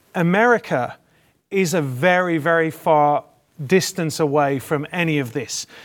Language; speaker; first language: English; native; English